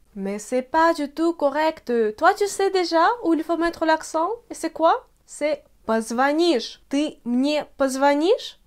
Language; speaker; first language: French; non-native, fluent; Russian